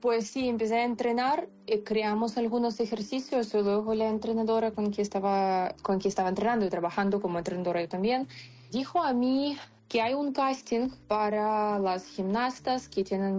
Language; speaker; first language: Spanish; non-native, fluent; Ukrainian